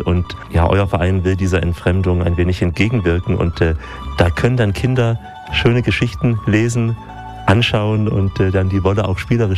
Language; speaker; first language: German; native; German